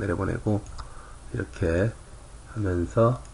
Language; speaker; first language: Korean; native; Korean